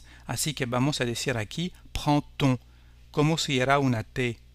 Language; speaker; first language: Spanish; non-native, fluent; French